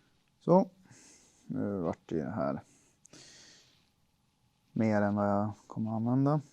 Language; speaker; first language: Swedish; native; Swedish